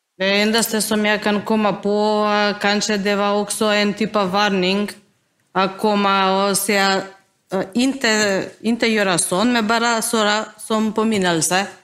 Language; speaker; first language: Swedish; non-native, learner; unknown